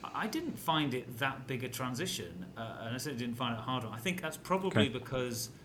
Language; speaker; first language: English; native; English